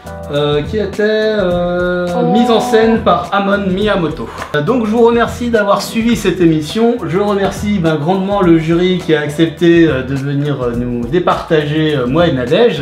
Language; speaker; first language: French; native; French